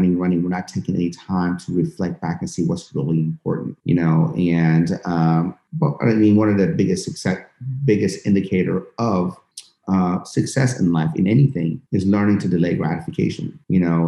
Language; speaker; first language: English; early bilingual, other home language; Persian